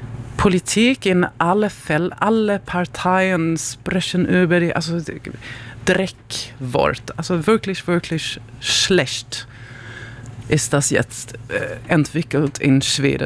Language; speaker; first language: German; non-native, learner; Swedish